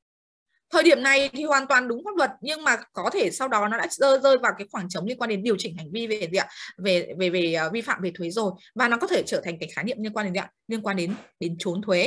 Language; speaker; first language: Vietnamese; native; Vietnamese